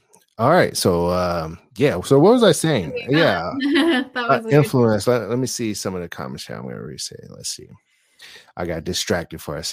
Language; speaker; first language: English; native; English